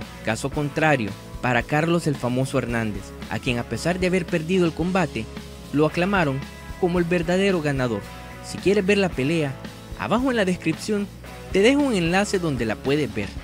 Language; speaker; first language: Spanish; native; Spanish